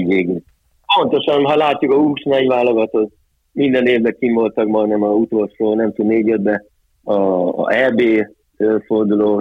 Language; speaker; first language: Hungarian; early bilingual, heritage; Hungarian